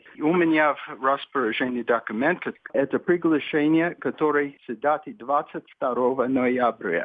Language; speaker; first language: Russian; non-native, fluent; English